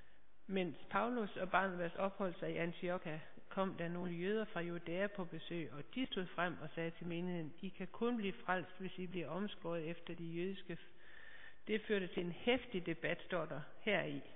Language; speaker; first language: Danish; native; Danish